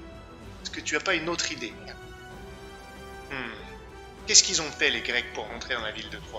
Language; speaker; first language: French; native; French